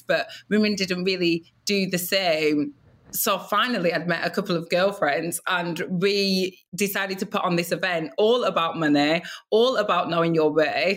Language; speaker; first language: English; native; English